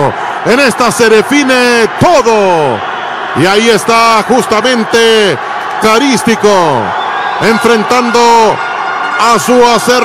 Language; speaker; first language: Spanish; native; Spanish